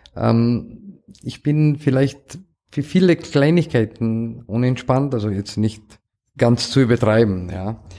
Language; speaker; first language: German; non-native, fluent; Romanian